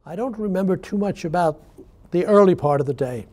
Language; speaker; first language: English; native; English